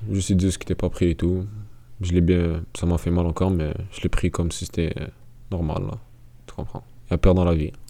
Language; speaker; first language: French; native; French